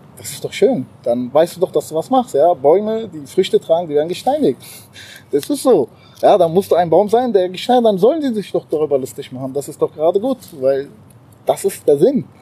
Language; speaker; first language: German; early bilingual, other home language; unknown